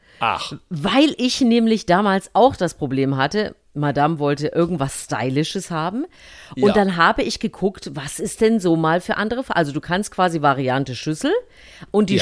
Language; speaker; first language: German; native; German